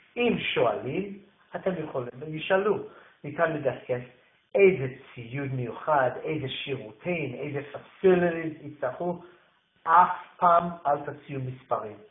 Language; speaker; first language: Hebrew; non-native, fluent; English